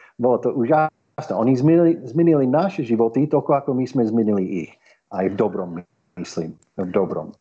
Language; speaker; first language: Slovak; non-native, fluent; English